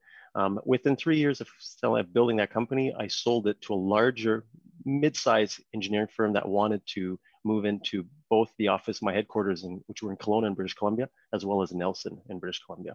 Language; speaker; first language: English; non-native, fluent; French